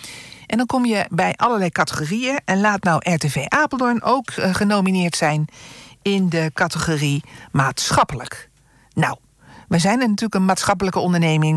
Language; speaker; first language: Dutch; native; Dutch